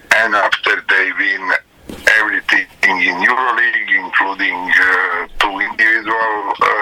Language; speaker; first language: English; non-native, learner; Serbian